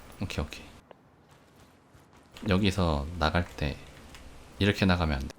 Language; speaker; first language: Korean; native; Korean